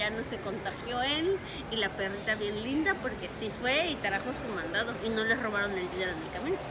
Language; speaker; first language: Spanish; native; Spanish